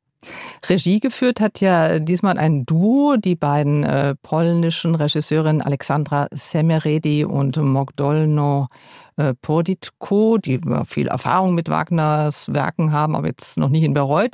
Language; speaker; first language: German; native; German